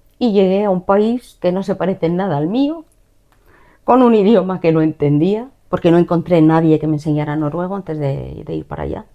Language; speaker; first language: Spanish; native; Spanish